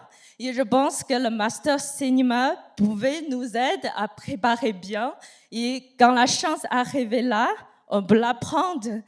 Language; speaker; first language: French; non-native, learner; Chinese